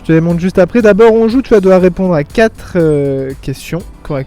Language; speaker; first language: French; native; French